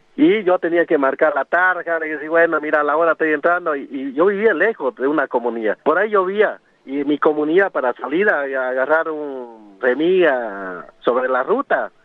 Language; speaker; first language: Spanish; non-native, local second language; Guarani